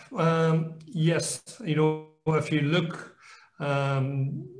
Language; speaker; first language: English; native; English